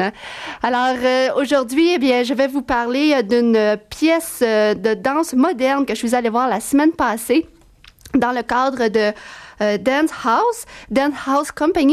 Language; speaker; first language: French; native; French